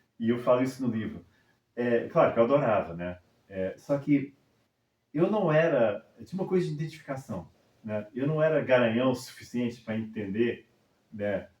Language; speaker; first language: Portuguese; early bilingual, other home language; English